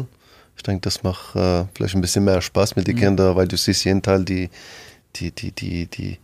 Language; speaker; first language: German; non-native, fluent; French